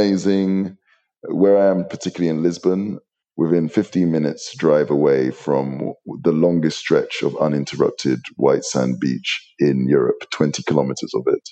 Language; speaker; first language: English; native; English